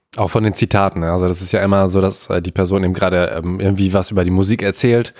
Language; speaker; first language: German; native; German